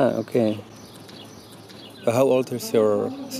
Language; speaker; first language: English; non-native, fluent; Czech